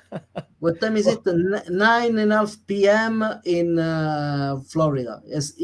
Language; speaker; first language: English; non-native, learner; Italian